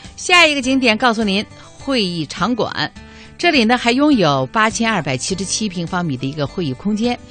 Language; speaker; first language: Chinese; native; Chinese